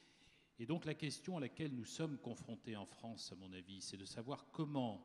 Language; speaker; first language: French; native; French